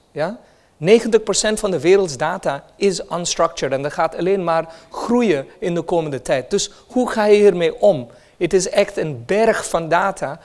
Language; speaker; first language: Dutch; non-native, fluent; Hindi